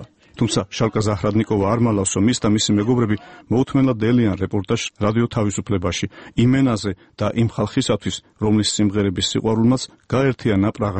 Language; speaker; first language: Georgian; native; Georgian